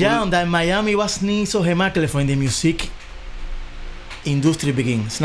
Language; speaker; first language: Dutch; non-native, learner; Spanish